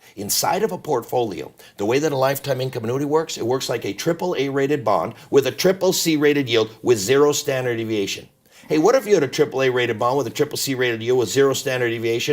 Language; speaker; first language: English; native; English